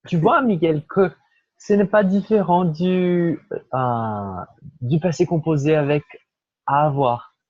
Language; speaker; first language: French; non-native, fluent; Portuguese